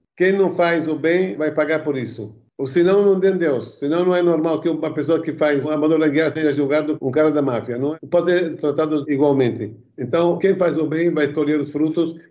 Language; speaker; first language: Portuguese; early bilingual, other home language; Arabic